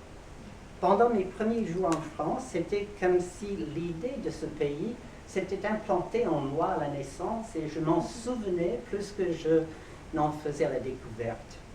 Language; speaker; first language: French; non-native, fluent; English